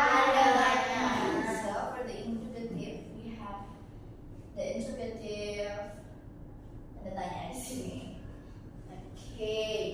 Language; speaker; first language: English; non-native, learner; Indonesian